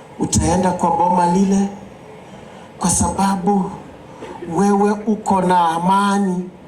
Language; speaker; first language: Swahili; non-native, local second language; Luyia